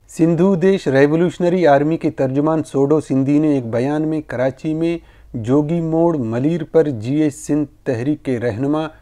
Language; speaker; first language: Urdu; non-native, local second language; Baluchi